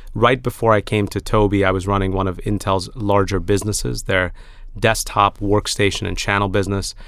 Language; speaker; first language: English; early bilingual, other home language; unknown